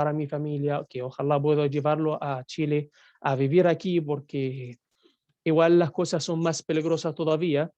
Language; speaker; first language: Spanish; non-native, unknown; Arabic